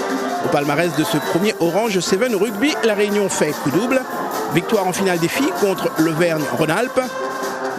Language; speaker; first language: French; native; French